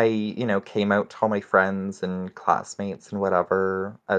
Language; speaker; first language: English; native; English